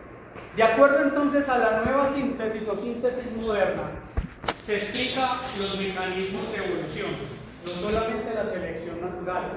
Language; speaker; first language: Spanish; native; Spanish